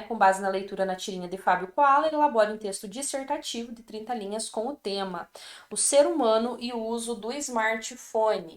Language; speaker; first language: Portuguese; native; Portuguese